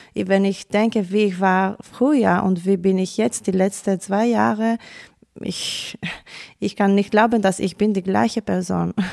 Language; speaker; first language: German; non-native, learner; Greek